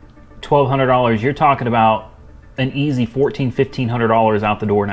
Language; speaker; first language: English; native; English